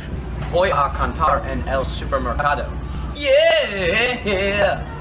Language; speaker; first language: Spanish; non-native, learner; English